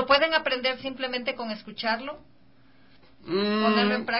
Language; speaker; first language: Spanish; native; Spanish